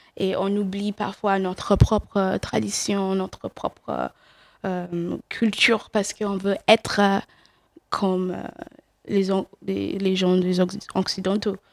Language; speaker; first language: French; non-native, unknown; English